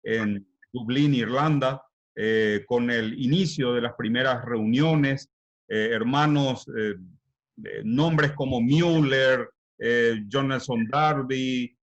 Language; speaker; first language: Spanish; native; Spanish